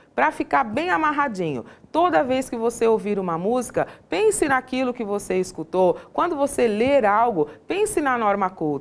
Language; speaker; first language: Portuguese; native; Portuguese